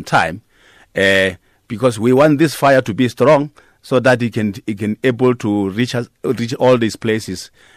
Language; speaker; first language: English; non-native, local second language; Northern Sotho